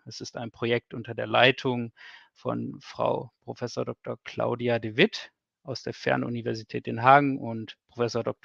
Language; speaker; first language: German; native; German